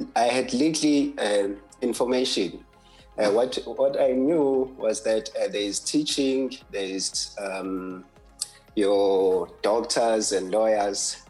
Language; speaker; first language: English; non-native, local second language; Zulu